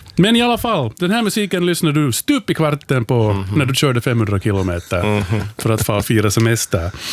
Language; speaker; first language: Swedish; native; Swedish